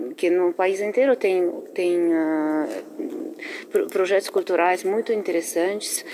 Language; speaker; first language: Portuguese; non-native, fluent; Russian